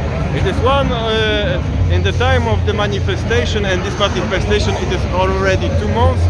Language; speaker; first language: English; non-native, fluent; Polish